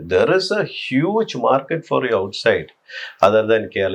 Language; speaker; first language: English; non-native, local second language; Malayalam